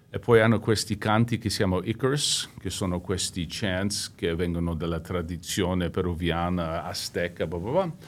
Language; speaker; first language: Italian; early bilingual, heritage; English